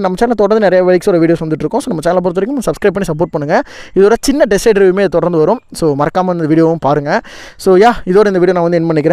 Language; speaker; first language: Tamil; native; Tamil